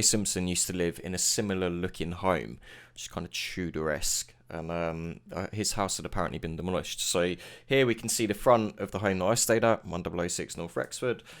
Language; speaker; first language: English; native; English